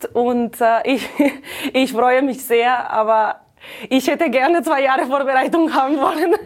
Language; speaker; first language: German; non-native, fluent; Catalan